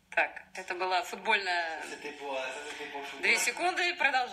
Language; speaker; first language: Russian; native; Russian